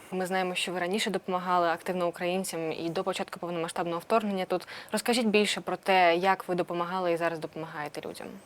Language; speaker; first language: Ukrainian; native; Ukrainian